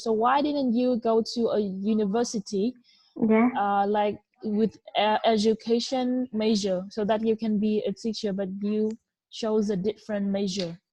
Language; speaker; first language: English; non-native, fluent; Vietnamese